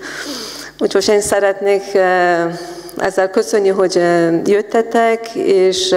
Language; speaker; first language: Hungarian; non-native, fluent; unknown